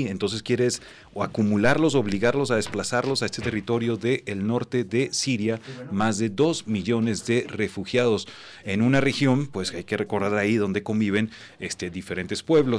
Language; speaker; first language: Spanish; native; Spanish